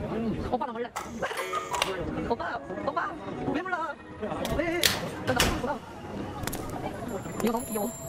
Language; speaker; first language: Korean; non-native, learner; Mongolian